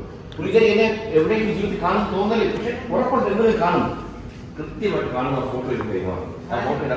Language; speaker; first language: Malayalam; native; Malayalam